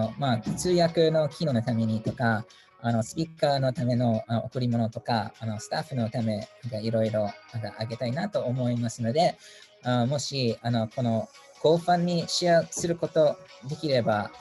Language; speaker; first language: Japanese; non-native, fluent; English